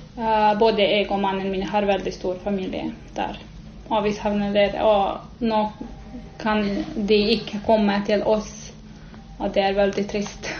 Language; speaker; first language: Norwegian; non-native, fluent; Serbian